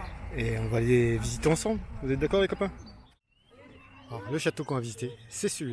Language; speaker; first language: French; native; French